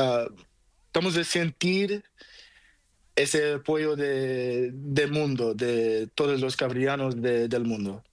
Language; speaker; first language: Spanish; non-native, learner; Portuguese